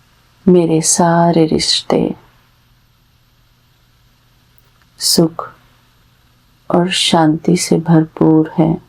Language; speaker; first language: Hindi; native; Hindi